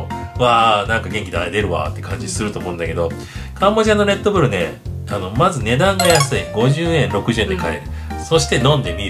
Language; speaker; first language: Japanese; native; Japanese